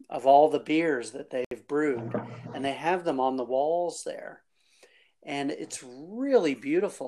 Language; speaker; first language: English; native; English